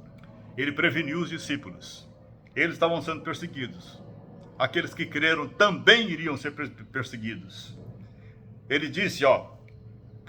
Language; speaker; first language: Portuguese; native; Portuguese